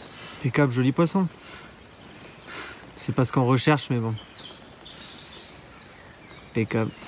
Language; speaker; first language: French; native; French